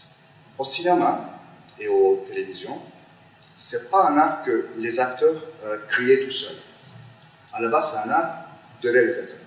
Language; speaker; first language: French; non-native, fluent; Turkish